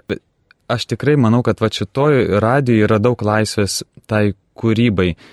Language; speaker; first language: Lithuanian; native; Lithuanian